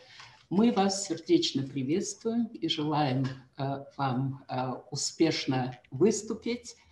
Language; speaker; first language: Russian; native; Russian